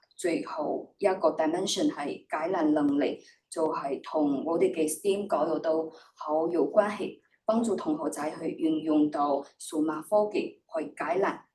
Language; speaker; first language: Cantonese; non-native, fluent; Chinese